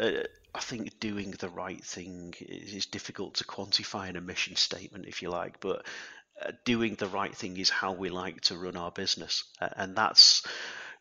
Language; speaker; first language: English; native; English